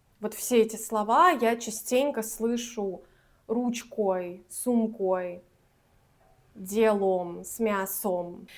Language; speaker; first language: Russian; native; Russian